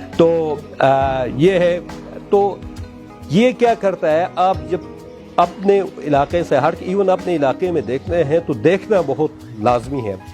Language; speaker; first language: Urdu; non-native, local second language; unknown